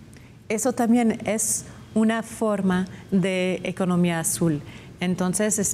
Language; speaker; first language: Spanish; non-native, fluent; English